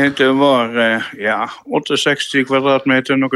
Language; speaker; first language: Norwegian; non-native, fluent; Dutch